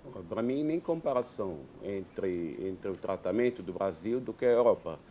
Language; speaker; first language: Portuguese; non-native, fluent; Arabic